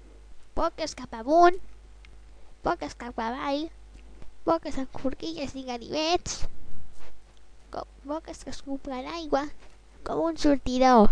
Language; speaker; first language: Spanish; non-native, local second language; Catalan